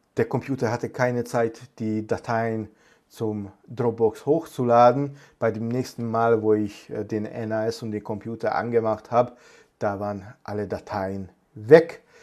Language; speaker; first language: German; non-native, fluent; Hungarian